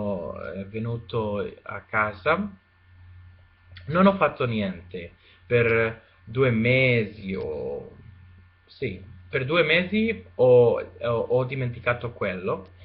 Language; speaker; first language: Italian; non-native, learner; Spanish